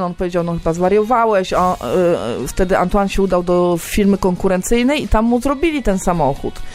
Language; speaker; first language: Polish; native; Polish